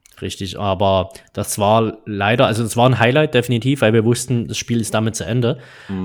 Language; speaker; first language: German; native; German